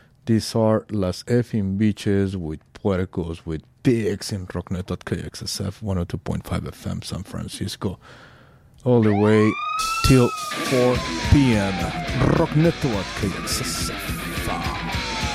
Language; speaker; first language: English; non-native, fluent; Spanish